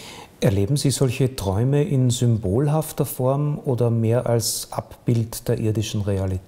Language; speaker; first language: German; native; German